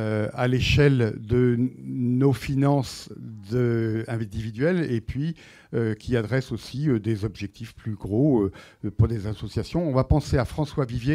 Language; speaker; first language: French; native; French